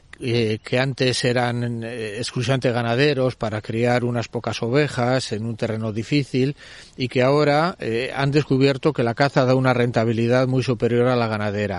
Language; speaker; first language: Spanish; native; Spanish